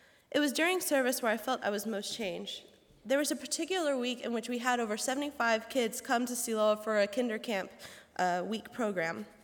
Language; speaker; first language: English; native; English